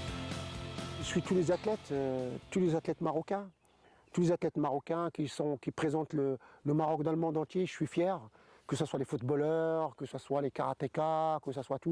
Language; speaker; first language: French; non-native, local second language; Arabic